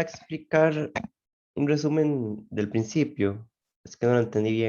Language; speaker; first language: Spanish; native; Spanish